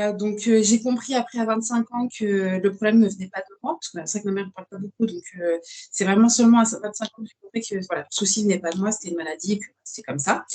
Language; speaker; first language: French; native; French